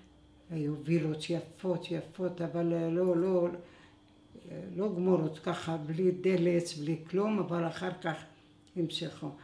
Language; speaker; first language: Hebrew; non-native, fluent; Arabic